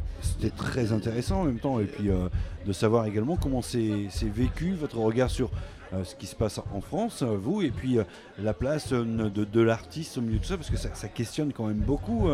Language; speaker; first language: French; native; French